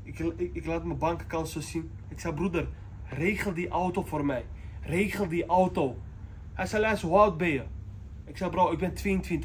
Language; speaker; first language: Dutch; early bilingual, other home language; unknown